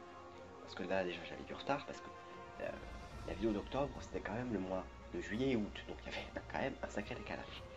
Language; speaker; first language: French; native; French